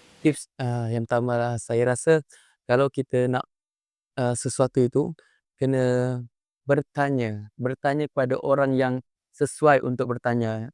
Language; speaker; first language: Malay; native; Malay